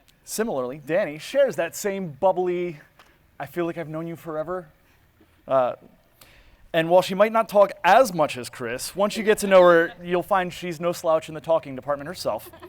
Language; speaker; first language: English; native; English